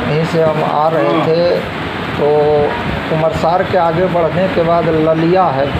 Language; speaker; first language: Hindi; native; Hindi